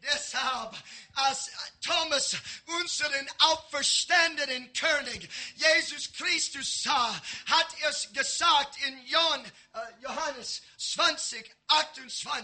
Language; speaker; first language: German; non-native, learner; English